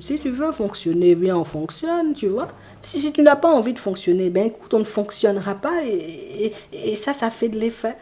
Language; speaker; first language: French; native; French